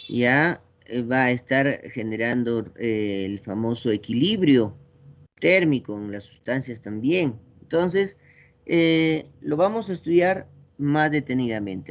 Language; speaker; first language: Spanish; native; Spanish